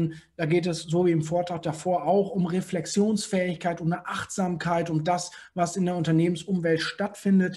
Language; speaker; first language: German; native; German